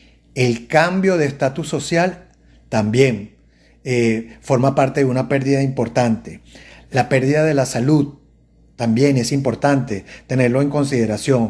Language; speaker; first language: Spanish; native; Spanish